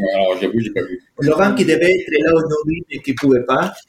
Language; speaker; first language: French; non-native, fluent; Spanish